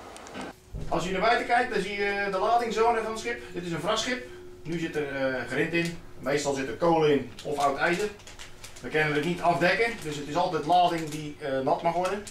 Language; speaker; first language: Dutch; native; Dutch